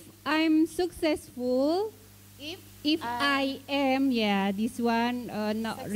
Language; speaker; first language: English; non-native, learner; Indonesian